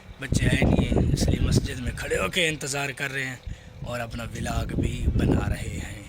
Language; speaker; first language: Urdu; non-native, local second language; Saraiki